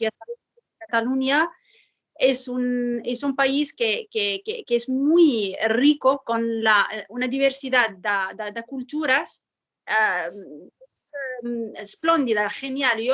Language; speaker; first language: Spanish; non-native, fluent; Arabic